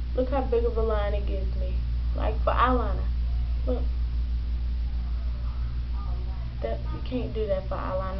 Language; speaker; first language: English; native; English